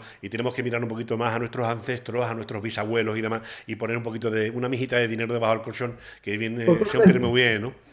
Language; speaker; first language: Spanish; native; Spanish